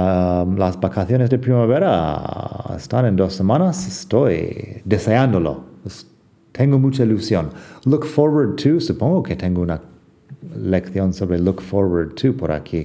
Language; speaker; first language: Spanish; non-native, fluent; English